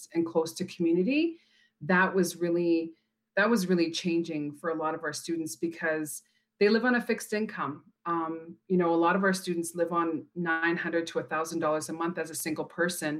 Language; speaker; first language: English; native; English